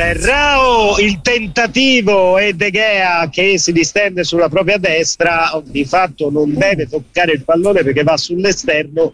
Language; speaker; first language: Italian; native; Italian